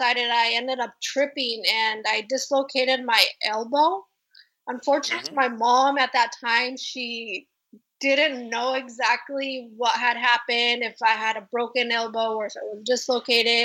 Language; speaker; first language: English; early bilingual, other home language; Spanish